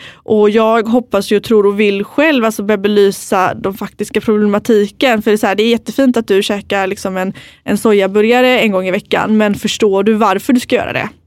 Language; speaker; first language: Swedish; native; Swedish